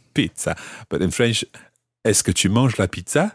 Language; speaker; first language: French; non-native, fluent; English